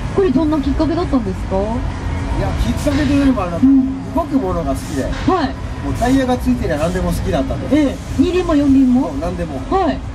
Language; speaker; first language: Japanese; native; Japanese